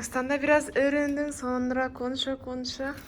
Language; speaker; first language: Turkish; non-native, learner; Kazakh